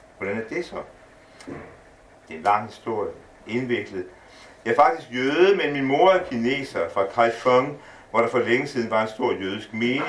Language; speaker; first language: Danish; native; Danish